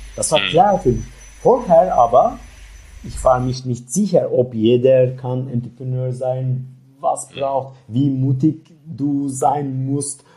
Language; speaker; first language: German; non-native, learner; Turkish